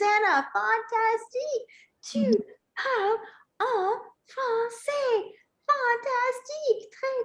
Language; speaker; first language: French; non-native, fluent; English